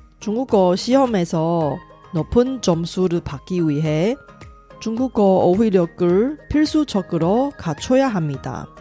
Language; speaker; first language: Korean; non-native, fluent; Chinese